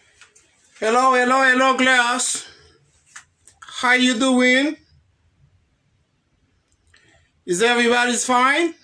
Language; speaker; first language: English; non-native, fluent; Haitian Creole